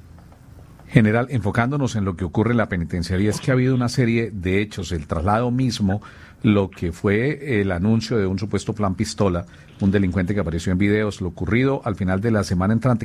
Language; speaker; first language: Spanish; native; Spanish